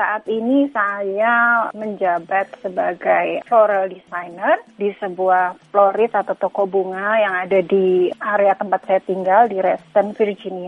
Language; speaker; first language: Indonesian; native; Indonesian